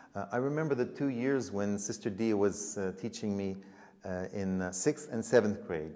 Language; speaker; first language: English; native; English